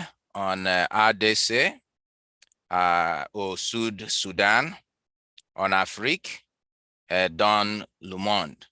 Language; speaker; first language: French; non-native, learner; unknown